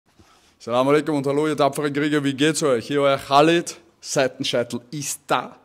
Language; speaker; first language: German; native; German